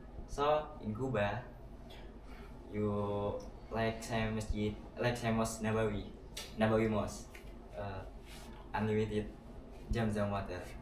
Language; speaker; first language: English; non-native, learner; Indonesian